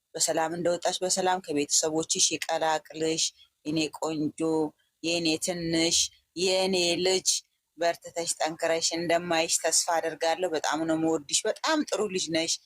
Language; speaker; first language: Amharic; native; Amharic